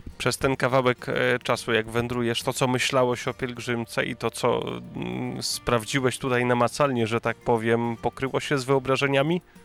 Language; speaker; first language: Polish; native; Polish